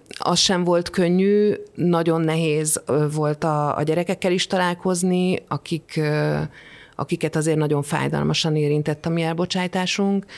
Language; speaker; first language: Hungarian; native; Hungarian